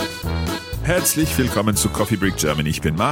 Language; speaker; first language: German; non-native, learner; English